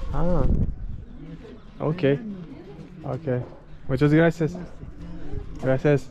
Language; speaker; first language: Spanish; non-native, learner; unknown